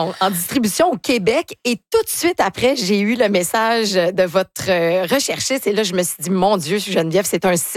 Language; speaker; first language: French; native; French